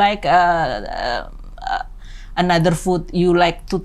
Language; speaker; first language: English; non-native, learner; Indonesian